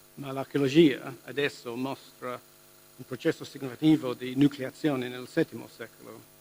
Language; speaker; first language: Italian; non-native, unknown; English